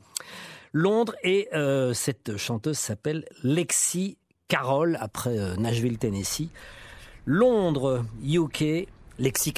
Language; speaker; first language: French; native; French